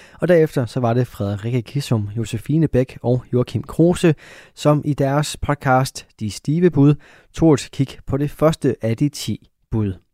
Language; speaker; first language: Danish; native; Danish